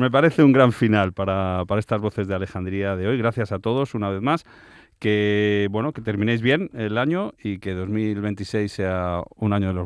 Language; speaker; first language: Spanish; native; Spanish